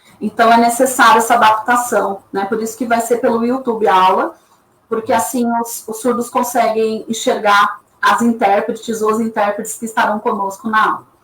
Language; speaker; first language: Portuguese; native; Portuguese